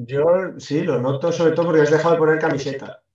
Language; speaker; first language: Spanish; native; Spanish